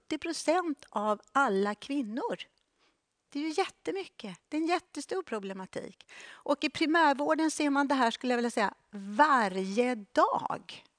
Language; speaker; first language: Swedish; native; Swedish